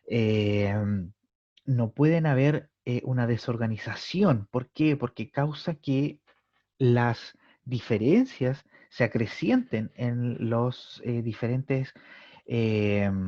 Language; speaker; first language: Spanish; native; Spanish